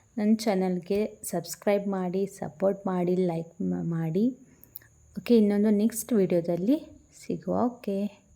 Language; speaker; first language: Kannada; non-native, local second language; Tulu